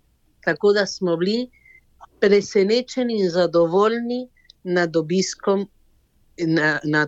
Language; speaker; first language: Slovenian; early bilingual, heritage; Slovenian